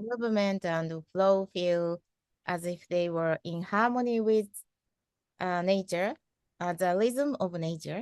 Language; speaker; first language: English; non-native, fluent; Japanese